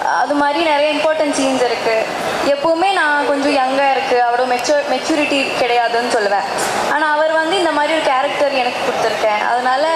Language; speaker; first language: Tamil; non-native, local second language; Malayalam